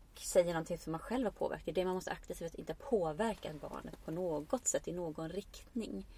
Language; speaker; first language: Swedish; non-native, fluent; Icelandic